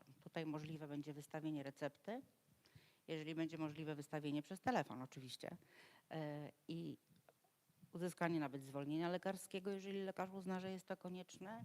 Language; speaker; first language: Polish; native; Polish